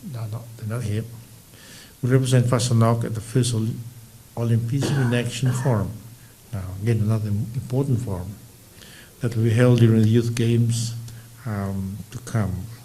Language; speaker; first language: English; non-native, local second language; Fijian